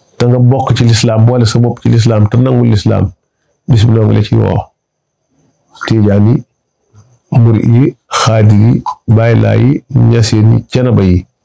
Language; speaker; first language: Wolof; native; Wolof